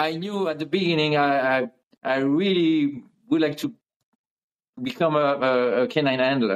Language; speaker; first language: English; non-native, learner; French